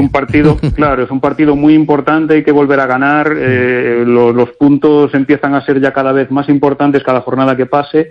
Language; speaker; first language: Spanish; native; Spanish